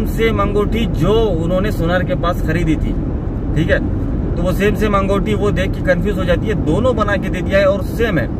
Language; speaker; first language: Hindi; native; Hindi